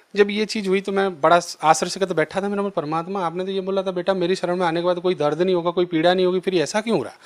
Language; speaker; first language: Hindi; native; Hindi